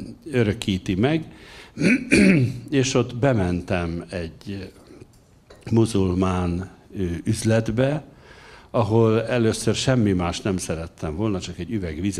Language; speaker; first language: Hungarian; native; Hungarian